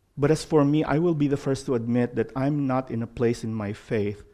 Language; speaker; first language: English; non-native, local second language; Filipino